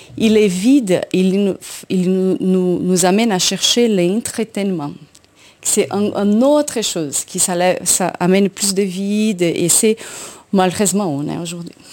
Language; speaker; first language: French; non-native, fluent; Portuguese